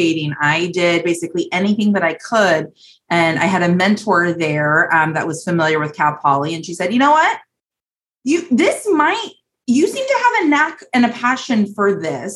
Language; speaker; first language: English; native; English